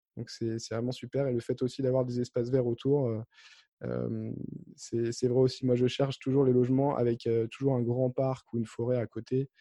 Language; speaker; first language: French; native; French